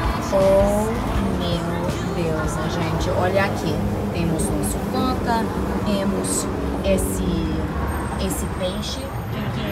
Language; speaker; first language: Portuguese; non-native, learner; English